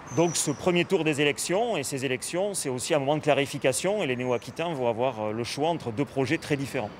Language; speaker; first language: French; native; French